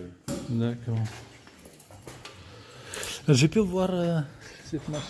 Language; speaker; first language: French; non-native, learner; Russian